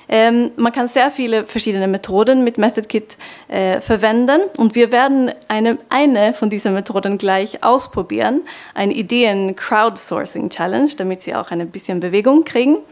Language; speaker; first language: German; non-native, fluent; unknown